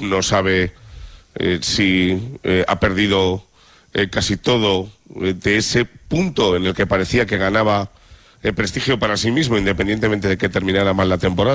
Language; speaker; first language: Spanish; native; Spanish